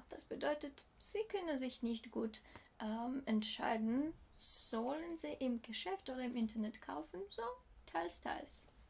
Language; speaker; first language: German; non-native, fluent; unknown